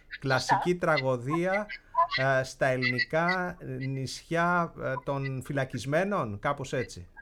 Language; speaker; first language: Greek; native; Greek